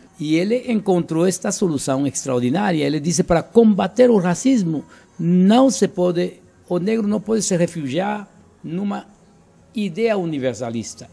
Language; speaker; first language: Portuguese; non-native, fluent; Spanish